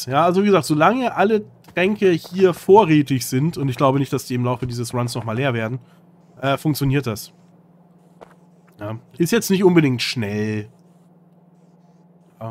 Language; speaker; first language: German; native; German